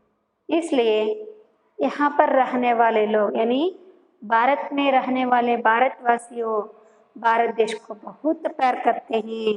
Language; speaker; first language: Hindi; non-native, local second language; Kannada